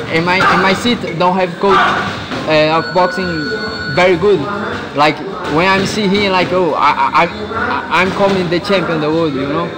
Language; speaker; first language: English; non-native, learner; Portuguese